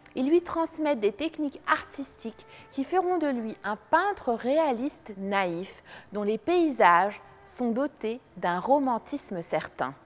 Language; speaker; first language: French; non-native, local second language; Arabic